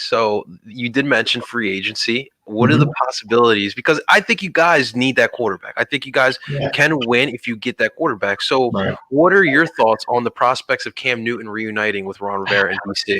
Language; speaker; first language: English; native; English